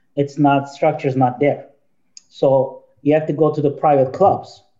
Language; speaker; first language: English; non-native, fluent; Turkish